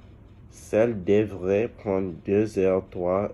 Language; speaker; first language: French; non-native, learner; English